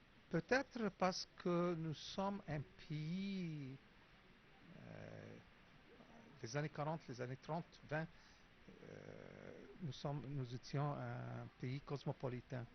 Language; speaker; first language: French; non-native, fluent; Arabic